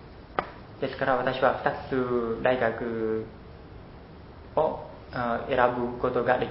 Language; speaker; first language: Japanese; non-native, learner; Khmer